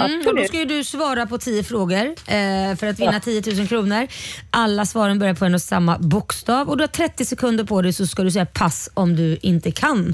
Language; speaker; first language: Swedish; native; Swedish